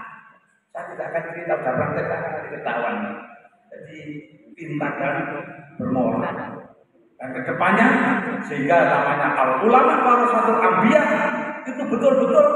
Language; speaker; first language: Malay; non-native, local second language; Javanese